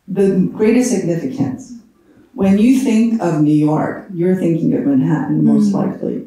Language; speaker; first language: English; native; English